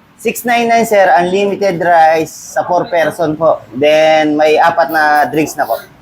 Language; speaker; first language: Filipino; non-native, local second language; Pampanga